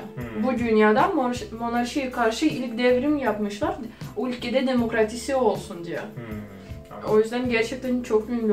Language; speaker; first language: Turkish; non-native, fluent; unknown